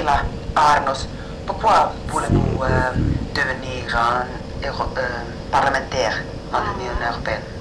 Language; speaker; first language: French; non-native, fluent; Finnish